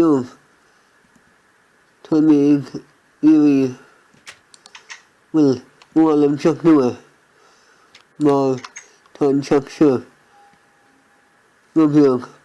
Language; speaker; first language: Irish; non-native, learner; English